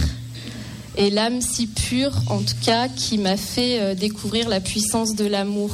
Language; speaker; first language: French; native; French